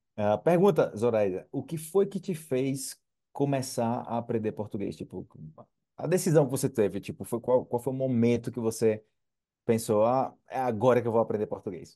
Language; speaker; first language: Portuguese; native; Portuguese